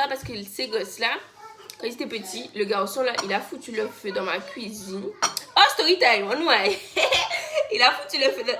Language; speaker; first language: French; native; French